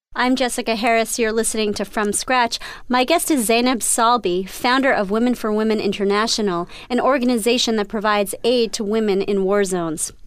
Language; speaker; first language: English; native; English